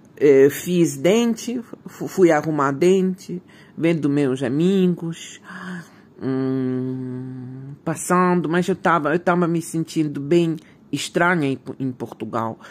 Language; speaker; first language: Portuguese; non-native, fluent; Ukrainian